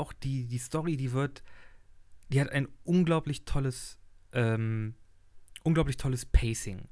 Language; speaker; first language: German; native; German